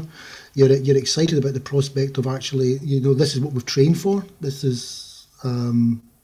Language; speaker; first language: English; native; English